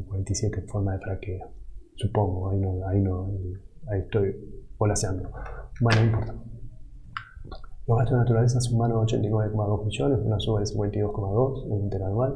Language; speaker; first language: Spanish; native; Spanish